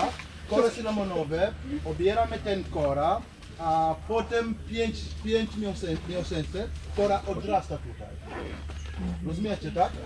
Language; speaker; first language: Polish; non-native, learner; Swahili